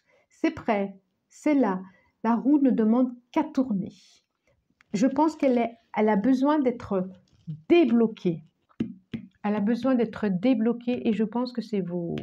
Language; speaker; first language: French; native; French